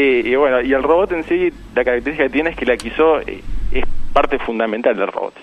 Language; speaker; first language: Spanish; native; Spanish